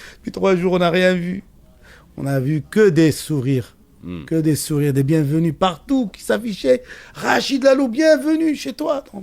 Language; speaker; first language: French; non-native, local second language; Arabic